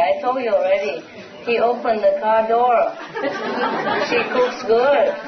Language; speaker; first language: English; non-native, fluent; Vietnamese